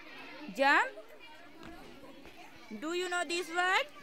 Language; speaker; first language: English; non-native, fluent; Hindi